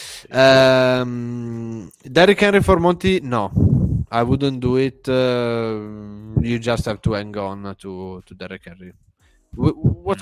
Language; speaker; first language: English; non-native, fluent; Italian